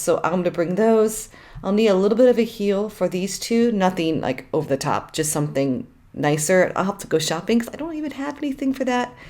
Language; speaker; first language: English; native; English